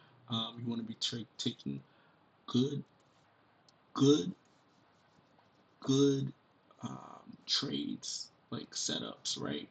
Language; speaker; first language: English; native; English